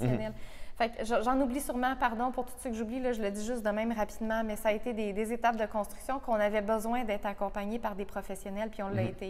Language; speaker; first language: French; native; French